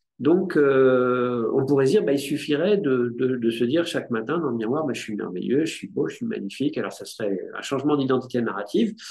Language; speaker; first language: French; native; French